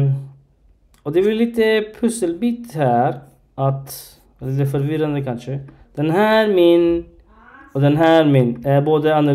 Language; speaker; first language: Swedish; non-native, learner; Arabic